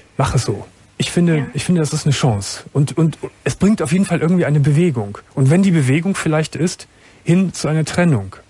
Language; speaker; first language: German; native; German